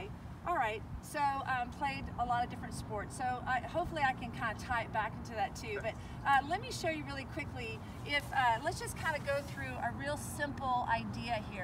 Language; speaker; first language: English; native; English